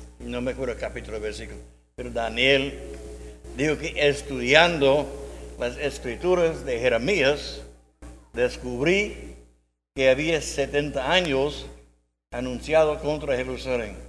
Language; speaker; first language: Spanish; non-native, learner; English